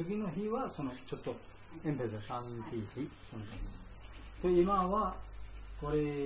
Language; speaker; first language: Japanese; non-native, learner; Bangla